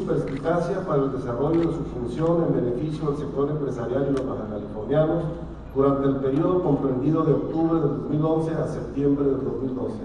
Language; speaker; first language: Spanish; native; Spanish